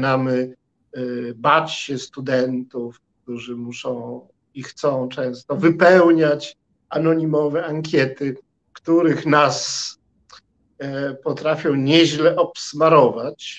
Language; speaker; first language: Polish; native; Polish